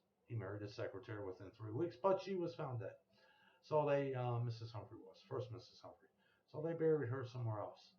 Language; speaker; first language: English; native; English